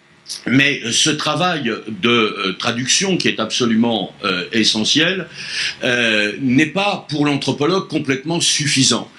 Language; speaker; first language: French; native; French